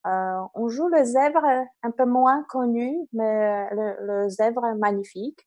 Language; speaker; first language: French; non-native, fluent; Polish